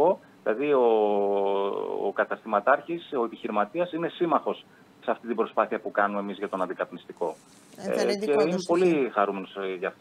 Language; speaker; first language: Greek; native; Greek